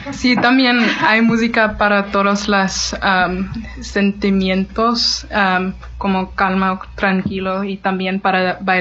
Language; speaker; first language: Spanish; non-native, learner; English